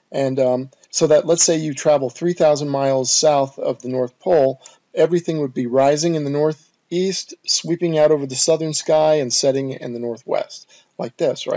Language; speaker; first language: English; native; English